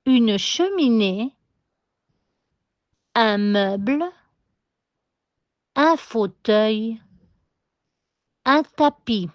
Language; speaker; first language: French; non-native, fluent; Spanish